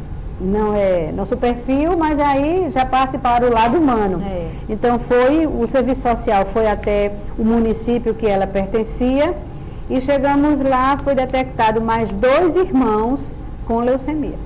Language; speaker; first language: Portuguese; native; Portuguese